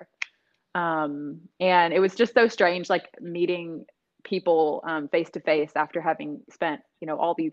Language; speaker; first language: English; native; English